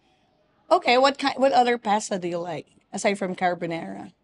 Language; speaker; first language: English; non-native, fluent; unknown